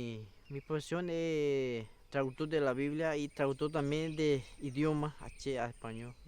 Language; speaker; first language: Spanish; non-native, local second language; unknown